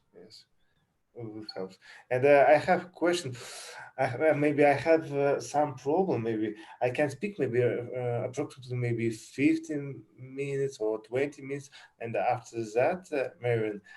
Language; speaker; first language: English; non-native, learner; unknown